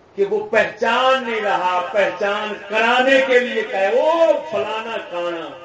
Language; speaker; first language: Urdu; non-native, local second language; Punjabi